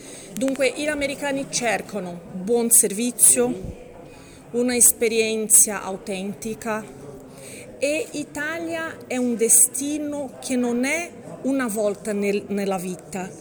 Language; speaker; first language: Italian; non-native, learner; English